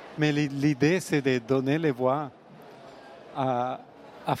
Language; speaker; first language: French; non-native, fluent; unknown